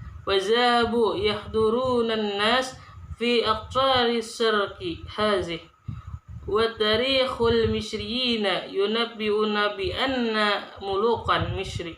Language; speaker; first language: Arabic; non-native, learner; Indonesian